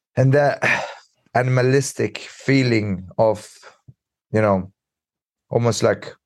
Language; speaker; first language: English; early bilingual, other home language; Swedish